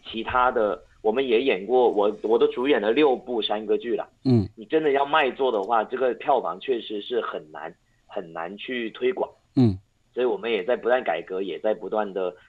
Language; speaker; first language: Chinese; non-native, local second language; Hakka Chinese